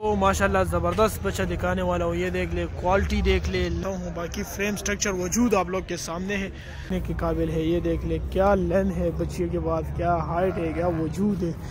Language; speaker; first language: Urdu; non-native, local second language; Pashto